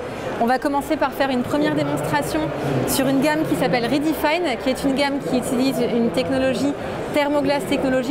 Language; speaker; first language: French; native; French